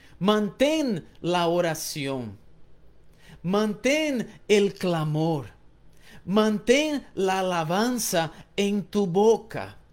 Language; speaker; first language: Spanish; non-native, fluent; Portuguese